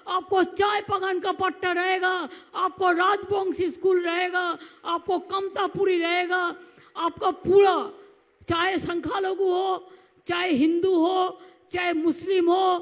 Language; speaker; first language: Hindi; non-native, local second language; Bangla